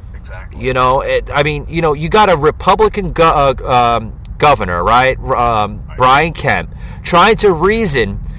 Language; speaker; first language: English; native; English